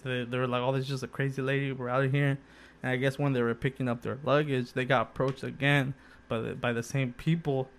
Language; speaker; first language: English; early bilingual, other home language; Spanish